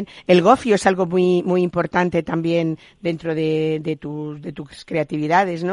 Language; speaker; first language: Spanish; native; Spanish